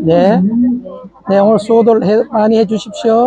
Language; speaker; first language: Korean; native; Korean